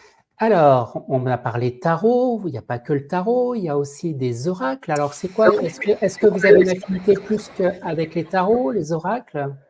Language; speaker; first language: French; native; French